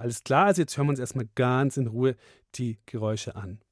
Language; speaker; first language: German; native; German